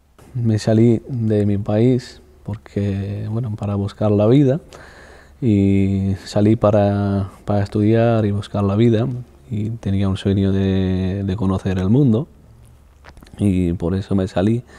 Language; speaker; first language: Spanish; non-native, fluent; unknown